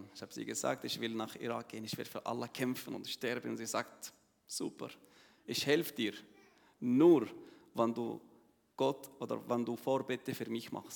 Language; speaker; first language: German; non-native, learner; Arabic